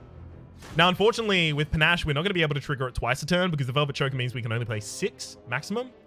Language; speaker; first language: English; native; English